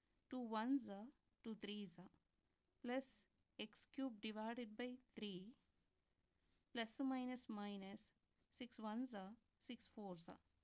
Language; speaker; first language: English; non-native, local second language; Kannada